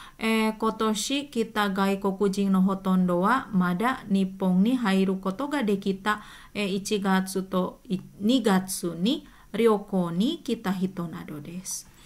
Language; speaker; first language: Japanese; non-native, fluent; Indonesian